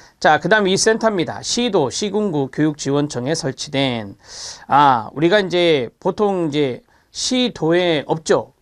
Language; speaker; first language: Korean; native; Korean